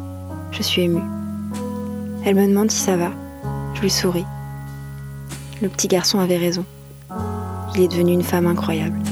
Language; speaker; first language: French; native; French